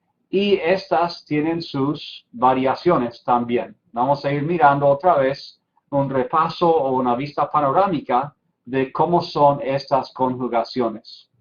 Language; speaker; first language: Spanish; non-native, fluent; English